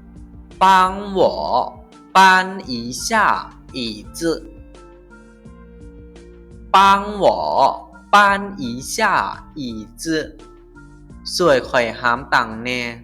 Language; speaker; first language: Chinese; non-native, fluent; Lao